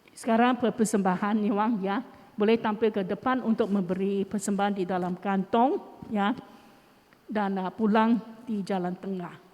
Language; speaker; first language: Malay; non-native, local second language; Chinese